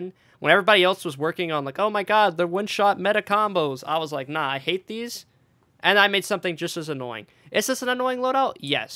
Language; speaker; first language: English; native; English